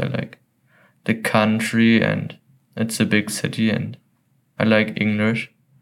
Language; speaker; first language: English; non-native, fluent; German